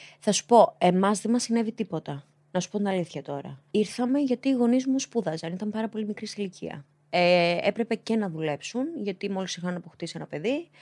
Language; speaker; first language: Greek; early bilingual, other home language; Albanian